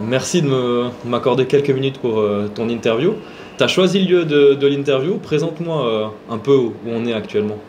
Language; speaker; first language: French; native; French